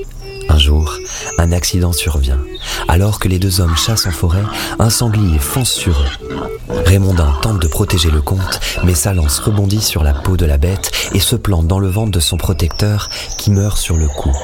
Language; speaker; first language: French; native; French